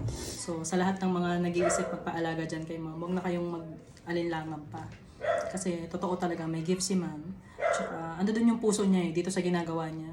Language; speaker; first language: Filipino; native; Filipino